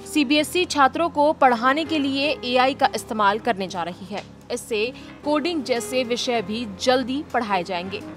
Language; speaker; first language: Hindi; native; Hindi